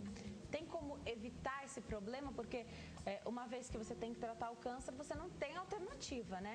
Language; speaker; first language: Portuguese; native; Portuguese